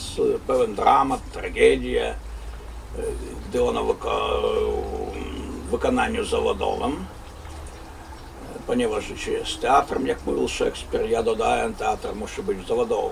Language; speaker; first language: Polish; non-native, fluent; Russian